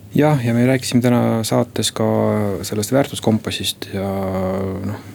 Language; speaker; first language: Estonian; non-native, local second language; Russian